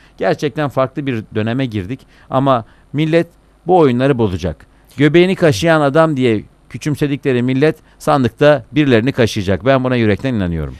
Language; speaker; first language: Turkish; native; Turkish